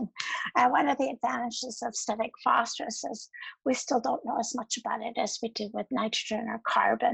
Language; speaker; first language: English; native; English